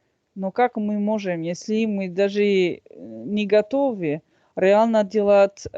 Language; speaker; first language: Russian; non-native, fluent; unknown